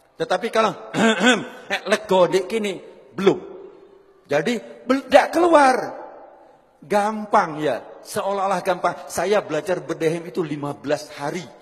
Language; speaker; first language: Indonesian; native; Indonesian